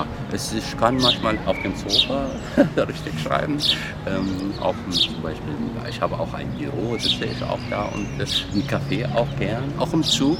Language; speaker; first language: German; non-native, fluent; Arabic